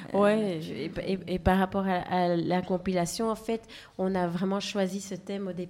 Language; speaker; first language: French; native; French